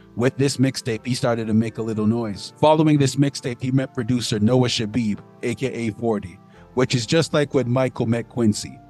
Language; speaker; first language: English; native; English